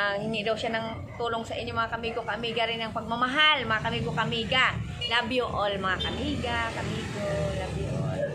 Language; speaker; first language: Filipino; non-native, local second language; Cebuano